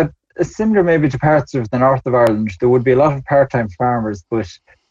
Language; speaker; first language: English; native; English